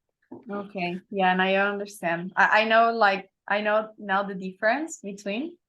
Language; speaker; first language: English; non-native, learner; Spanish